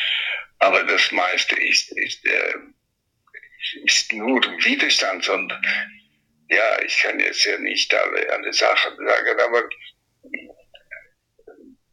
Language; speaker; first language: German; non-native, local second language; Italian